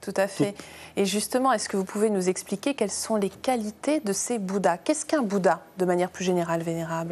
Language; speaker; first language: French; native; French